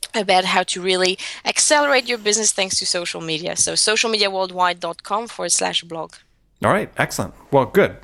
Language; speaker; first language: English; non-native, fluent; Greek